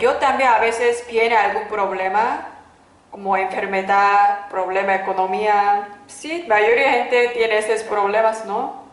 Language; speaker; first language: Spanish; non-native, fluent; Korean